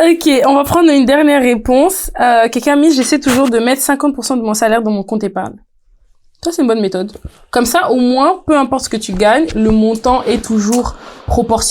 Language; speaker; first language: French; native; French